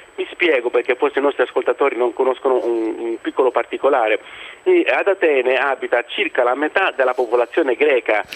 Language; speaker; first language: Italian; non-native, fluent; Greek